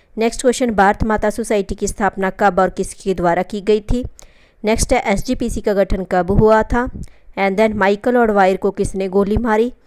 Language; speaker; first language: Hindi; non-native, local second language; Punjabi